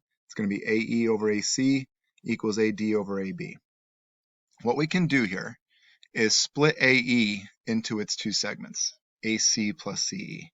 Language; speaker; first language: English; native; English